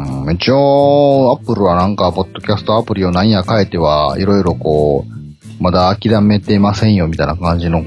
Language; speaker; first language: Japanese; native; Japanese